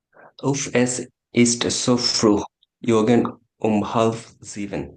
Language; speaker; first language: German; non-native, learner; Bangla